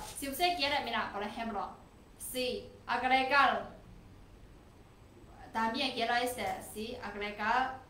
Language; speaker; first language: Spanish; non-native, learner; Chinese